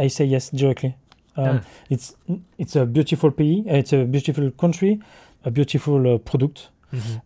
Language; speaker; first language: English; non-native, learner; French